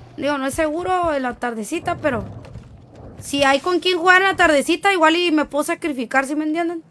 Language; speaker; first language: Spanish; native; Spanish